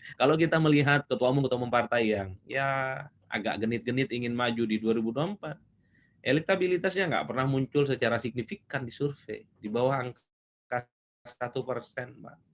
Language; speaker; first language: Indonesian; non-native, local second language; Madurese